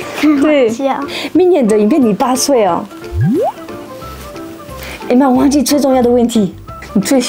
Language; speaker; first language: Chinese; non-native, fluent; French